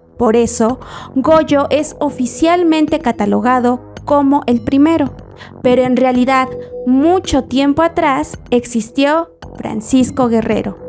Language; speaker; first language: Spanish; native; Spanish